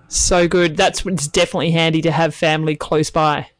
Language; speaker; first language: English; native; English